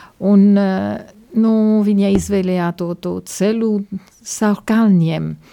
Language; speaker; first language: Latvian; non-native, fluent; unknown